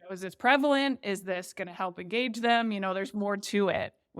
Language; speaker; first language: English; native; English